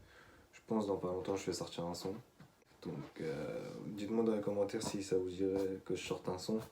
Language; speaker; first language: French; native; French